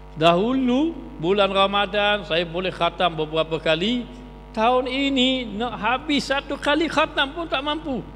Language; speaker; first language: Malay; native; Malay